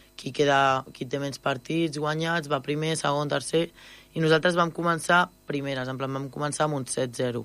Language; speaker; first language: Catalan; native; Catalan